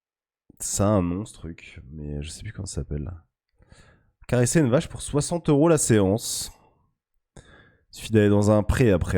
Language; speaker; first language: French; native; French